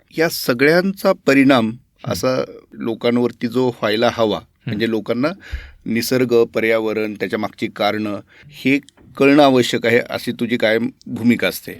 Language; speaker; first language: Marathi; native; Marathi